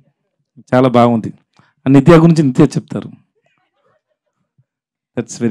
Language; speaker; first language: Telugu; non-native, local second language; Tamil